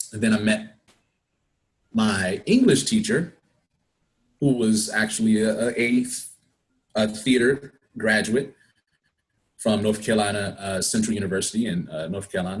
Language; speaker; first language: English; native; English